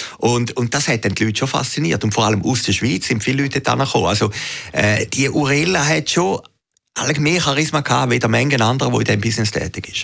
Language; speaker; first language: German; native; German